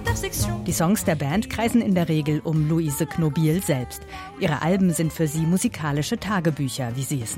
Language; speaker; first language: German; native; German